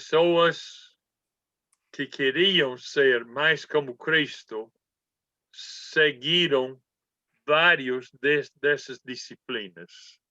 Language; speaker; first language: Portuguese; non-native, fluent; English